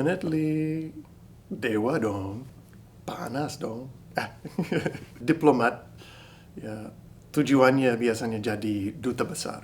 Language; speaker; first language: Indonesian; non-native, fluent; English